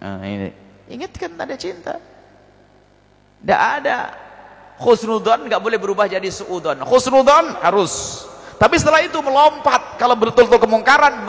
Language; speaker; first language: Indonesian; native; Indonesian